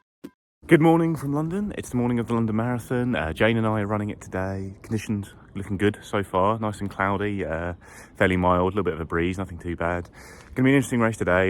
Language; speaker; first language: English; native; English